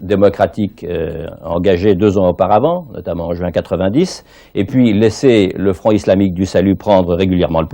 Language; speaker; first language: French; native; French